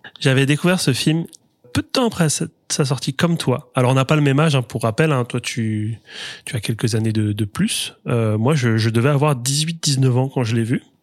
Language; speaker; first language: French; native; French